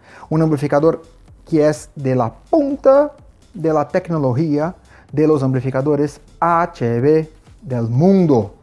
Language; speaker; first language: Spanish; non-native, fluent; Portuguese